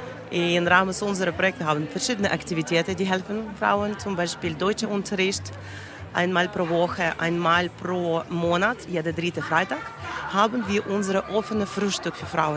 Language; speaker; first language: German; non-native, learner; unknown